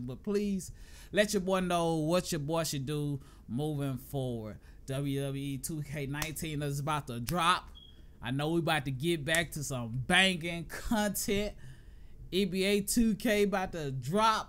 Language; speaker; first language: English; native; English